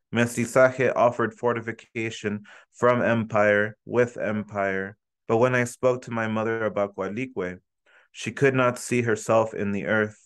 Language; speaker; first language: English; early bilingual, other home language; Spanish